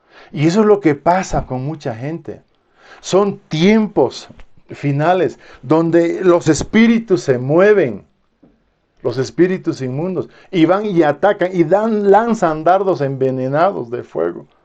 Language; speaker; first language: Spanish; native; Spanish